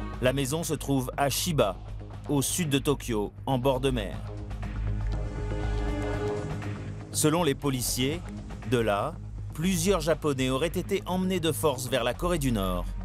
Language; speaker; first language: French; native; French